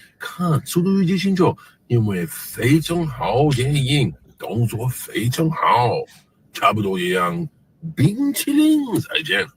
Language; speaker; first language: Chinese; non-native, learner; English